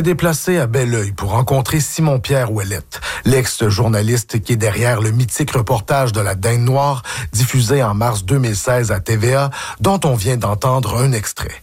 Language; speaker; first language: French; native; French